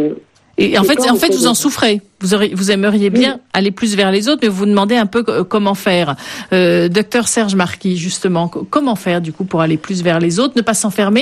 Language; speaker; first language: French; native; French